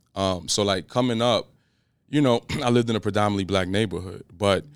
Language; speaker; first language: English; native; English